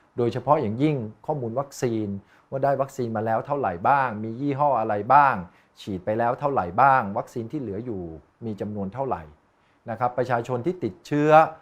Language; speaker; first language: Thai; native; Thai